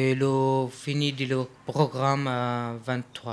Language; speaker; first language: French; non-native, learner; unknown